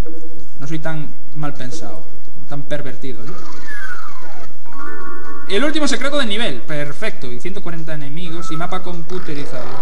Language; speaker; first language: Spanish; native; Spanish